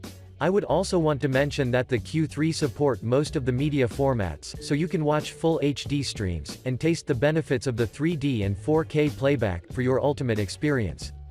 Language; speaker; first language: English; non-native, fluent; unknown